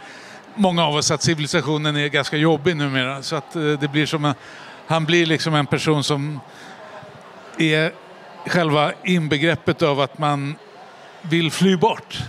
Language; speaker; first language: Swedish; native; Swedish